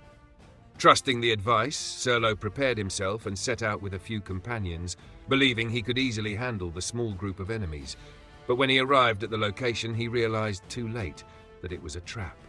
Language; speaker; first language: English; non-native, fluent; Italian